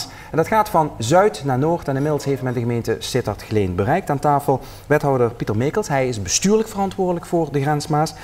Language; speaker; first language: Dutch; native; Dutch